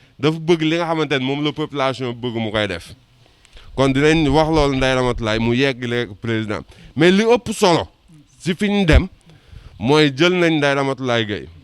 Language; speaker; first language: Wolof; native; Wolof